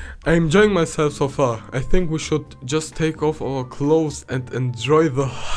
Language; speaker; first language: English; non-native, learner; German